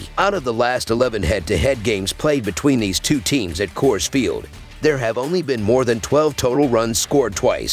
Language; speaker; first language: English; native; English